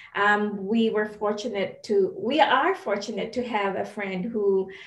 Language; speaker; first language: English; non-native, local second language; Filipino